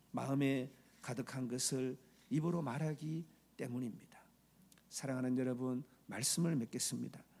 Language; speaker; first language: Korean; native; Korean